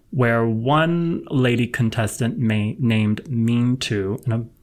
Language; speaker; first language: English; native; English